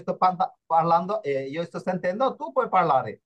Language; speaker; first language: Italian; non-native, fluent; Bangla